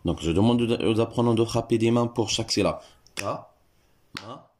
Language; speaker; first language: French; non-native, local second language; Arabic